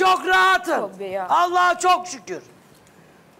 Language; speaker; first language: Turkish; native; Turkish